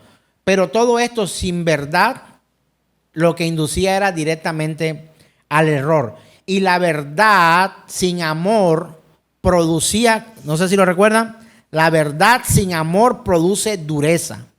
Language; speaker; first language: Spanish; native; Spanish